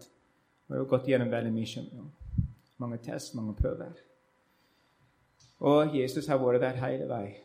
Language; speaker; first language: Norwegian; non-native, learner; English